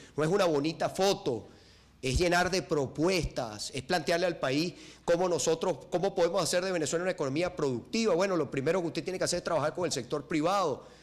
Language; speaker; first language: Spanish; native; Spanish